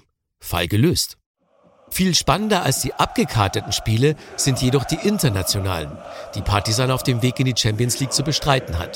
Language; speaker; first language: German; native; German